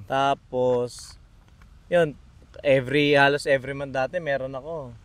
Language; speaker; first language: Filipino; native; Filipino